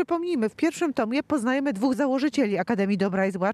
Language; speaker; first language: Polish; native; Polish